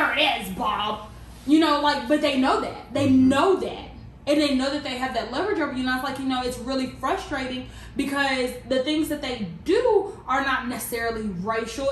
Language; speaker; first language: English; native; English